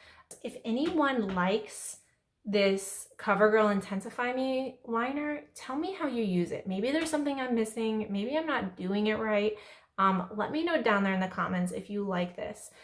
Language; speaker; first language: English; native; English